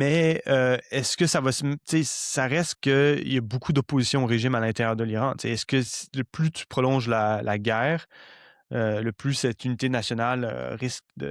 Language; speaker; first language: French; native; French